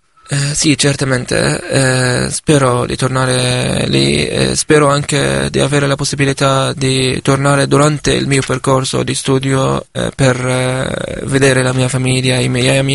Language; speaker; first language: Italian; non-native, fluent; Arabic